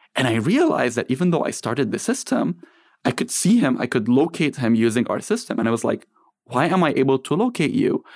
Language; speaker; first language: English; non-native, fluent; Arabic